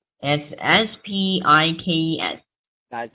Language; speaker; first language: English; non-native, learner; Chinese